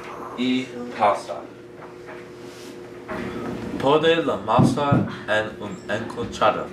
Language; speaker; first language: Spanish; non-native, learner; English